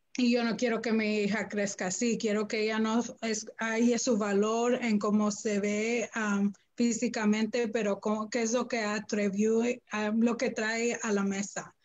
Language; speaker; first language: Spanish; early bilingual, heritage; Spanish